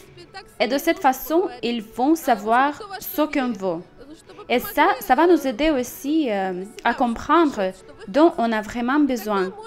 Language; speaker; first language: French; non-native, fluent; Russian